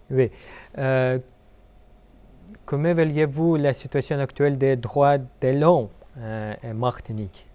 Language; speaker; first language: French; non-native, fluent; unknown